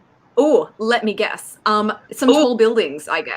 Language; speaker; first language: English; native; English